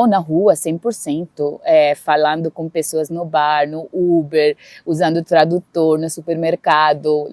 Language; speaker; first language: Portuguese; non-native, fluent; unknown